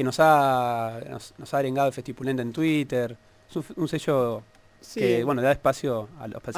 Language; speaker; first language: Spanish; native; Spanish